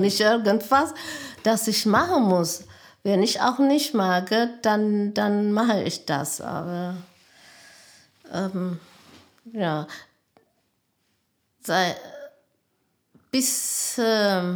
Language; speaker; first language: German; non-native, learner; Amharic